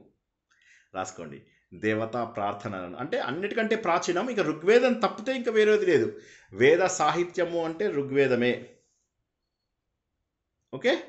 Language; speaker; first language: Telugu; native; Telugu